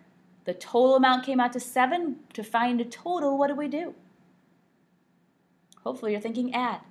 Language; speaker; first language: English; native; English